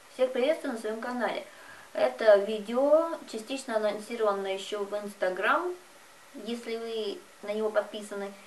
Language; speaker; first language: Russian; native; Russian